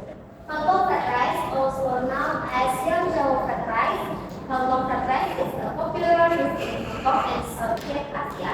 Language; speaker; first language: English; non-native, learner; Indonesian